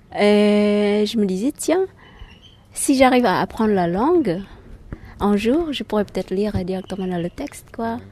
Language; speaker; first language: French; non-native, fluent; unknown